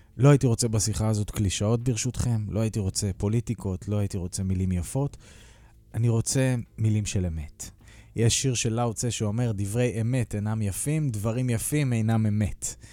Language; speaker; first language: Hebrew; native; Hebrew